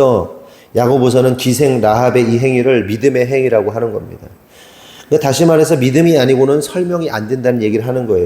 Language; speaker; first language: Korean; native; Korean